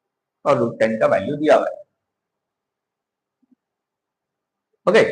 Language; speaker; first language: Hindi; native; Hindi